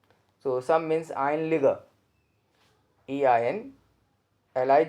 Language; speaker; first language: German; non-native, learner; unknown